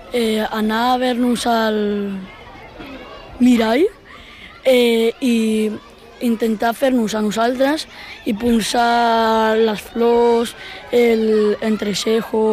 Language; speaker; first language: Catalan; non-native, local second language; Spanish